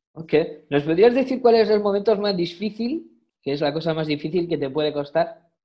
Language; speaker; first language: Spanish; native; Spanish